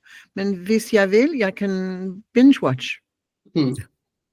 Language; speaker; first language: Danish; non-native, learner; English